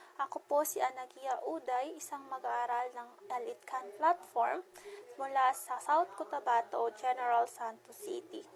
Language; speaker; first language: Filipino; non-native, local second language; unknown